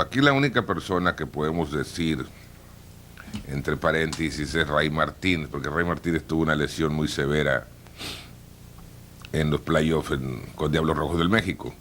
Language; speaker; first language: Spanish; native; Spanish